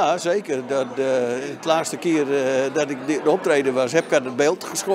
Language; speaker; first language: Dutch; native; Dutch